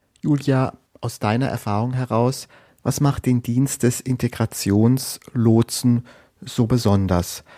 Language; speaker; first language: German; native; German